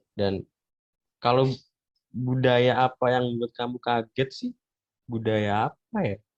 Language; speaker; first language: Indonesian; native; Indonesian